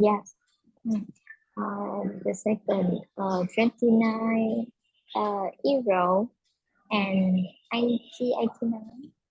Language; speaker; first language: English; non-native, learner; Vietnamese